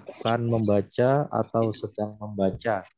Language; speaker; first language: Indonesian; native; Indonesian